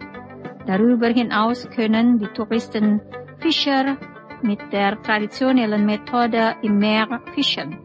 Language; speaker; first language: German; non-native, fluent; Indonesian